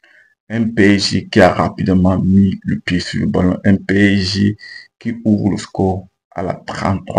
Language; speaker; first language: French; native; French